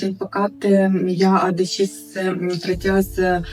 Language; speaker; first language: Romanian; non-native, learner; Ukrainian